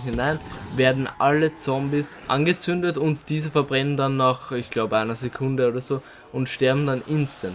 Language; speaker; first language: German; native; German